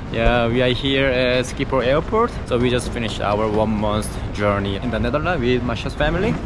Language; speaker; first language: English; non-native, fluent; Korean